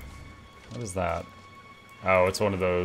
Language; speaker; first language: English; native; English